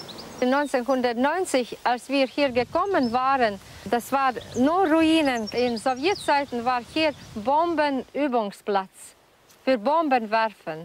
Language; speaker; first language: German; non-native, learner; Latvian